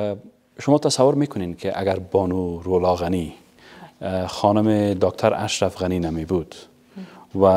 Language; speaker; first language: Persian; native; Persian